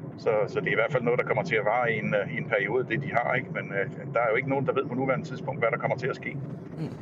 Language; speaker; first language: Danish; native; Danish